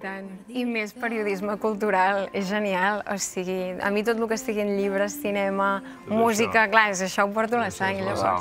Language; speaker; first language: Catalan; native; Catalan